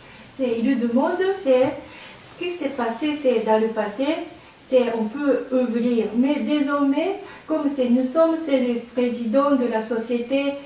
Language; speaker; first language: French; non-native, learner; Japanese